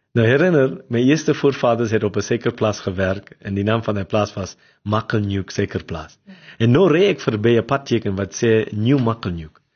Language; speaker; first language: Afrikaans; non-native, local second language; English